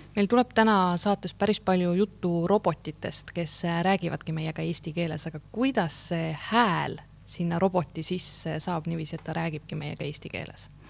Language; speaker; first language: Estonian; native; Estonian